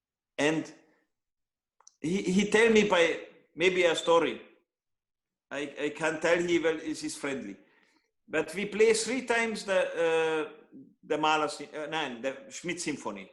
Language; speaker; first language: English; non-native, learner; Hungarian